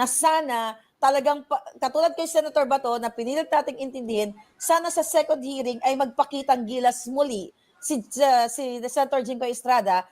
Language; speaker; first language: Filipino; native; Filipino